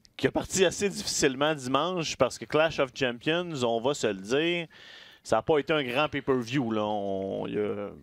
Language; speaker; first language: French; native; French